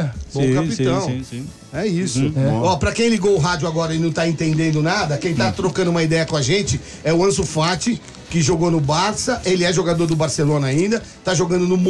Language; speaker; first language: Portuguese; native; Portuguese